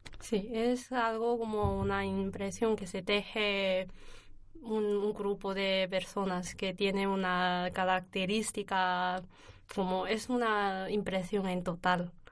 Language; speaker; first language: Spanish; non-native, learner; Chinese